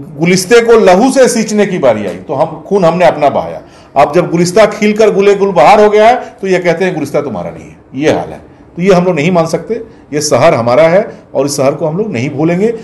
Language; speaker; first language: Hindi; native; Hindi